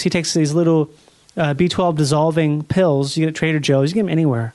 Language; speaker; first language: English; native; English